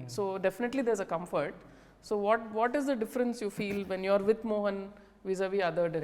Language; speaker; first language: Telugu; native; Telugu